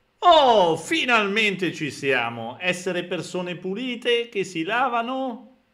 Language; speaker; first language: Italian; native; Italian